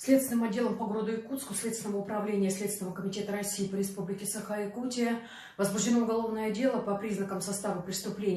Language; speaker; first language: Russian; native; Russian